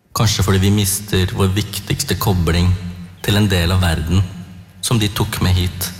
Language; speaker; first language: Norwegian; early bilingual, other home language; Tamil